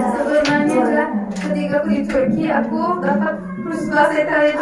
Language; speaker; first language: Indonesian; non-native, fluent; Turkish